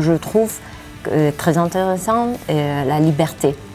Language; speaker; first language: French; non-native, fluent; Spanish